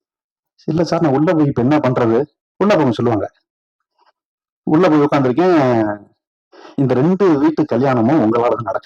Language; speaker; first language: Tamil; native; Tamil